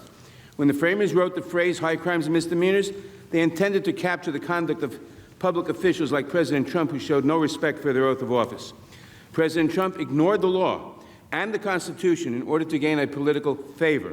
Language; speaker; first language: English; native; English